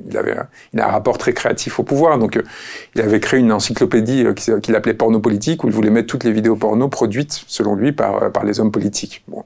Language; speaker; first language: French; early bilingual, other home language; Spanish